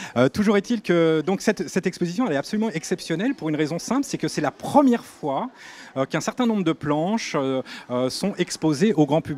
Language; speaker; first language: French; native; French